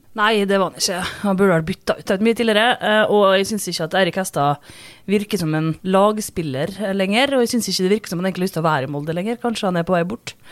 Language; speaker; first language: Norwegian; native; Norwegian